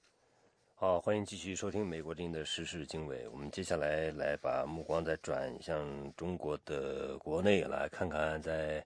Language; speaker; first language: Chinese; native; Chinese